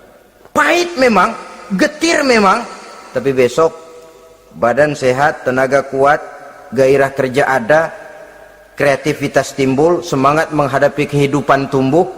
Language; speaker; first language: Indonesian; native; Indonesian